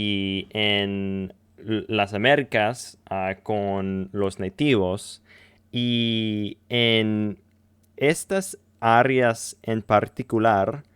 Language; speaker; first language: Spanish; non-native, learner; English